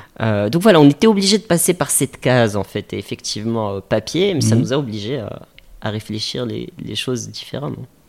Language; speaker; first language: French; native; French